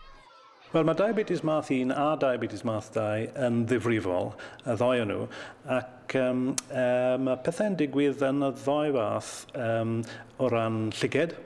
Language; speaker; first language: Welsh; native; Welsh